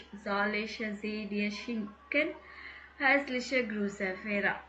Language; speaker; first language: German; non-native, fluent; Tamil